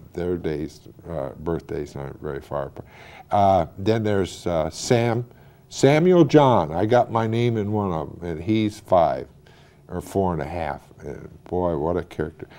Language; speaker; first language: English; native; English